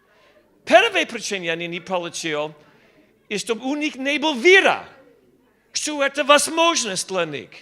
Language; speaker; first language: Russian; non-native, learner; English